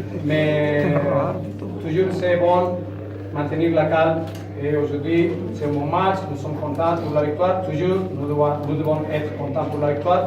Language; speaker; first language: French; non-native, fluent; Spanish